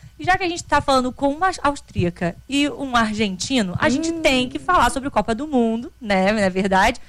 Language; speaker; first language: Portuguese; native; Portuguese